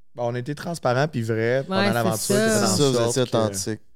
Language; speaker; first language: French; native; French